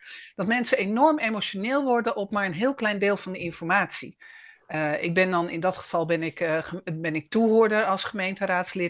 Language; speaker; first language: Dutch; native; Dutch